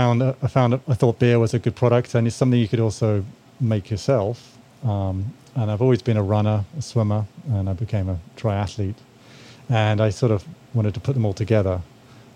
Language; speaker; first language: English; native; English